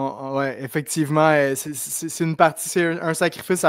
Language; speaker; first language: French; native; French